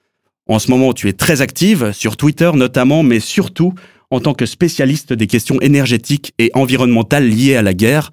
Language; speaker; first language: French; native; French